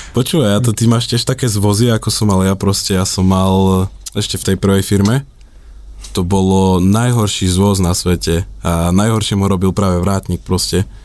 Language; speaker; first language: Slovak; native; Slovak